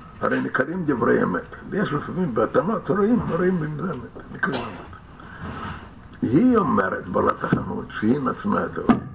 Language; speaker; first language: Hebrew; non-native, fluent; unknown